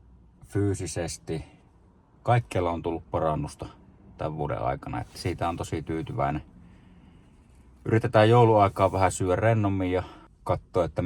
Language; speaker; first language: Finnish; native; Finnish